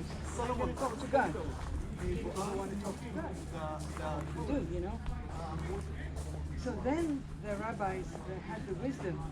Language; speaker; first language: English; non-native, fluent; Hebrew